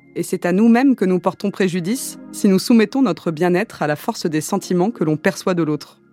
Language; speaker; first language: French; native; French